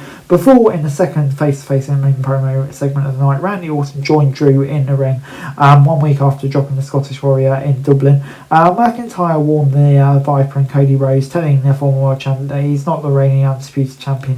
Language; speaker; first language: English; native; English